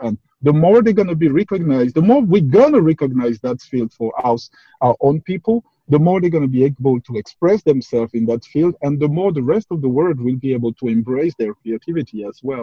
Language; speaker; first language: English; non-native, fluent; French